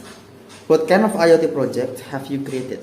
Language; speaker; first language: English; non-native, learner; Indonesian